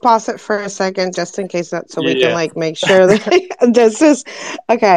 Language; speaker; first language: English; non-native, fluent; Spanish